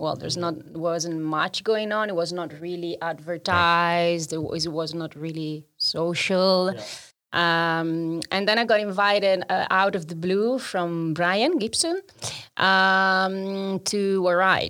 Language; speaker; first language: English; non-native, fluent; Italian